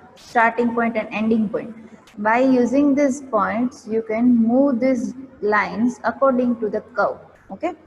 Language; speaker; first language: English; non-native, local second language; Gujarati